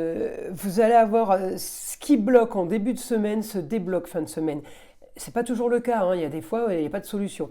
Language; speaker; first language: French; native; French